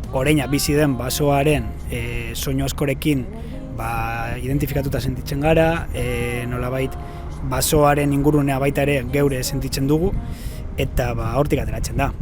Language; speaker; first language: Basque; non-native, local second language; Spanish